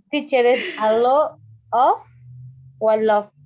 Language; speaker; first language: English; non-native, learner; Spanish